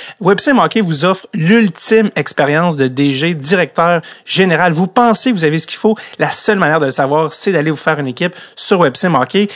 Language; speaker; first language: French; native; French